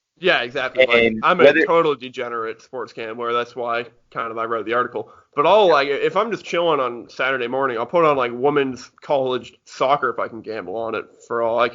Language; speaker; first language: English; native; English